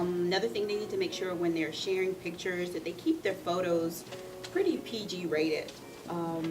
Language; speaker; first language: English; native; English